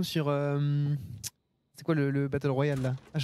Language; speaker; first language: French; native; French